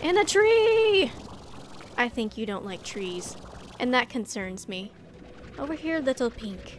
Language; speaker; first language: English; native; English